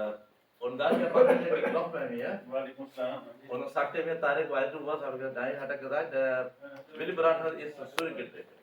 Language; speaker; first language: German; non-native, learner; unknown